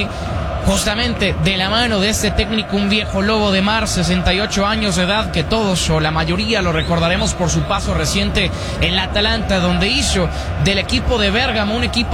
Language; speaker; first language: Spanish; native; Spanish